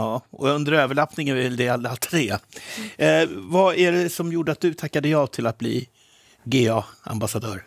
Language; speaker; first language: Swedish; native; Swedish